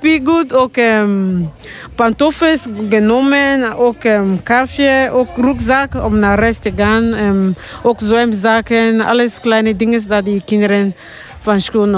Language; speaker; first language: Dutch; non-native, learner; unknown